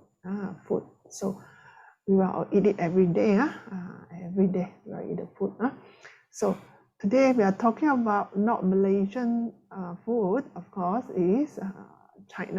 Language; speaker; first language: English; non-native, local second language; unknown